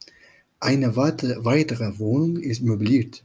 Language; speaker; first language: German; non-native, fluent; Turkish